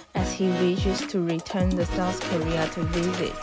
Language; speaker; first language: English; non-native, learner; Chinese